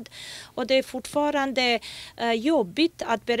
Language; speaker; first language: Swedish; non-native, fluent; Bosnian